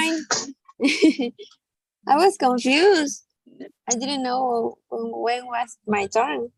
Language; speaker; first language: English; non-native, learner; Spanish